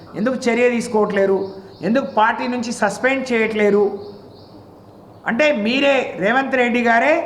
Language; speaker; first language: Telugu; non-native, local second language; Lambadi